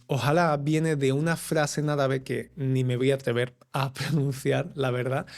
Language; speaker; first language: Spanish; native; Spanish